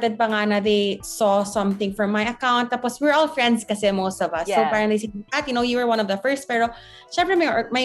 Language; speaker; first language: English; non-native, local second language; Hiligaynon